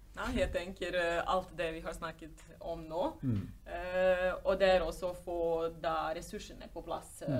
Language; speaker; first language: Norwegian; non-native, fluent; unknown